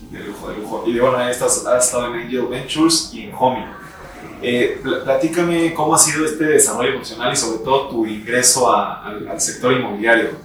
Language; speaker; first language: Spanish; native; Spanish